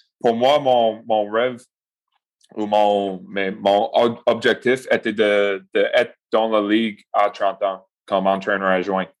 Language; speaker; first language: French; non-native, local second language; English